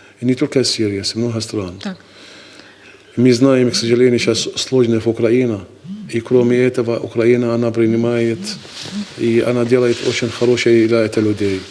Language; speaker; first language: Russian; non-native, learner; Arabic